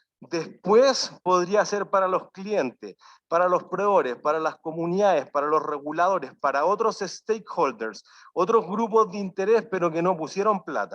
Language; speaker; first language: Spanish; native; Spanish